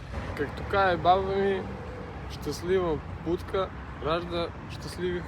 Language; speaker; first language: Bulgarian; non-native, learner; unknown